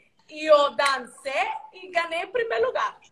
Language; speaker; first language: Portuguese; non-native, learner; Spanish